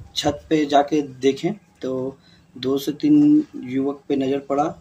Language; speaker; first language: Hindi; native; Hindi